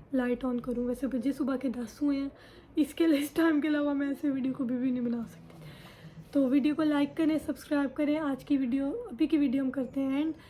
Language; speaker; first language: Hindi; early bilingual, heritage; Urdu